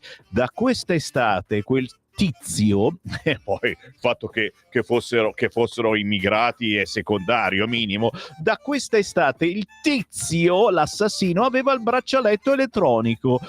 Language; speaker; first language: Italian; native; Italian